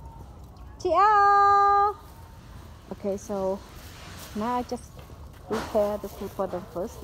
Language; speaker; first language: English; non-native, learner; Khmer